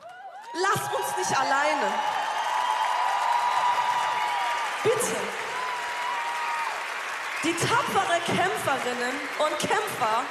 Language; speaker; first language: German; non-native, fluent; Persian